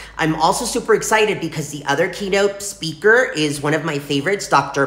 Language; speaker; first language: English; early bilingual, other home language; Spanish